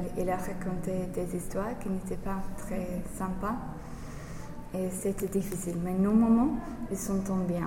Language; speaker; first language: French; non-native, learner; English